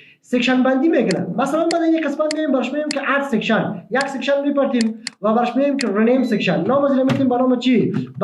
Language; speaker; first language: Persian; native; Persian